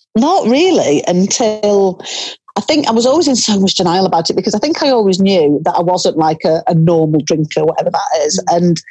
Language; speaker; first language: English; native; English